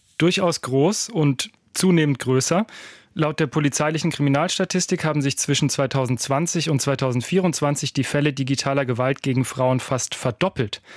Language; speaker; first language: German; native; German